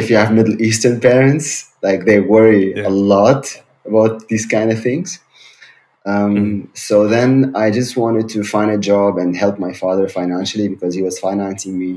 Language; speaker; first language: English; non-native, fluent; Arabic